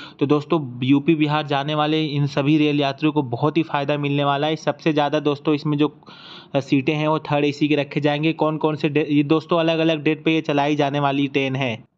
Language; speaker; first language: Hindi; native; Hindi